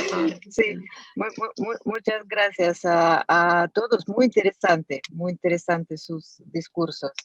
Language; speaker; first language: Spanish; non-native, fluent; Russian